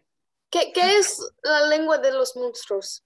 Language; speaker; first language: Spanish; non-native, learner; English